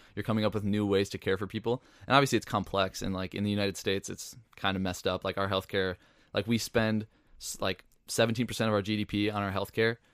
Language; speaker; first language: English; native; English